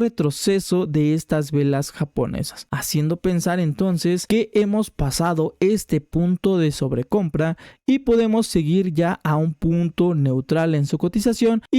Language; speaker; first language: Spanish; native; Spanish